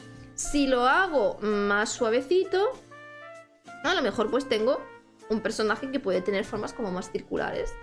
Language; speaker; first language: Spanish; native; Spanish